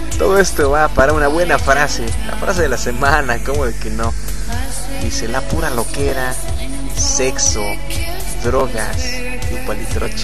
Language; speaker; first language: Spanish; native; Spanish